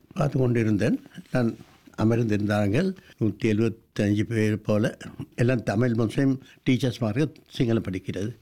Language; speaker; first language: Tamil; non-native, local second language; Sinhala